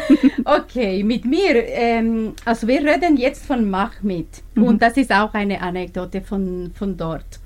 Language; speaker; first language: German; non-native, learner; Spanish